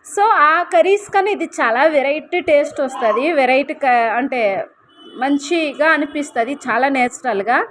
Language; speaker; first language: Telugu; non-native, local second language; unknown